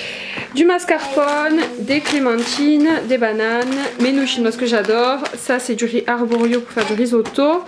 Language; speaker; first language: French; native; French